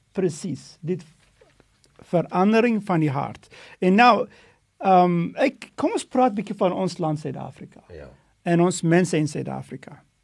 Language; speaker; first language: Afrikaans; non-native, fluent; Dutch